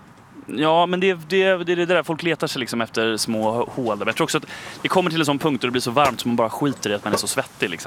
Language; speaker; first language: Swedish; native; Swedish